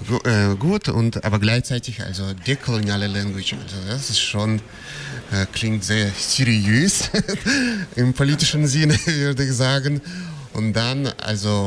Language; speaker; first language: German; non-native, fluent; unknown